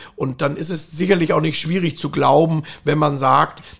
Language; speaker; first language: German; native; German